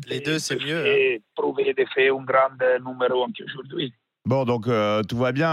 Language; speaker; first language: French; non-native, learner; Italian